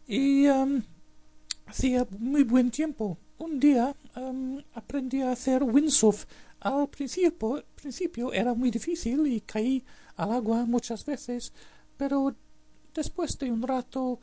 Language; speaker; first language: Spanish; non-native, learner; English